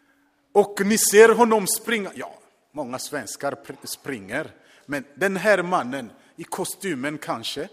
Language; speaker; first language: Swedish; non-native, fluent; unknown